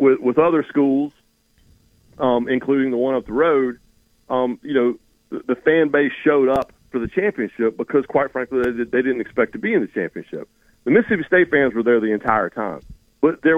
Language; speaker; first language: English; native; English